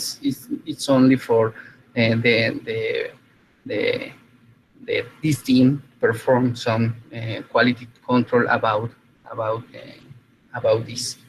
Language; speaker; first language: English; non-native, fluent; Spanish